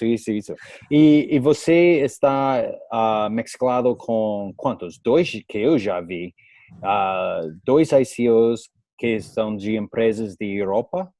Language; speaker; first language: Portuguese; non-native, learner; English